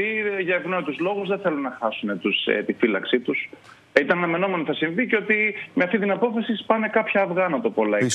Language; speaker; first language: Greek; native; Greek